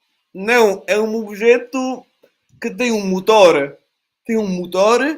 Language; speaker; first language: Portuguese; non-native, fluent; Italian